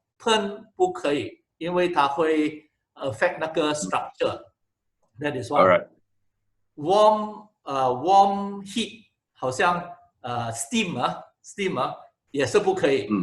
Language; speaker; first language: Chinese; non-native, local second language; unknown